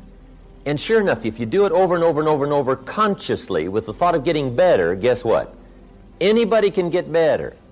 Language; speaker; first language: English; native; English